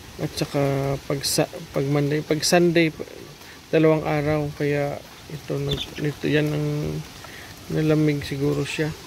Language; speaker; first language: Filipino; non-native, local second language; Cebuano